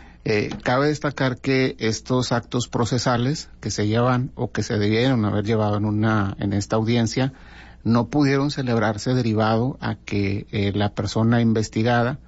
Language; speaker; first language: Spanish; native; Spanish